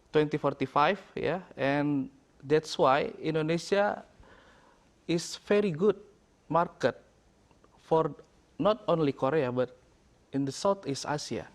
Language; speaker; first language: English; non-native, learner; Indonesian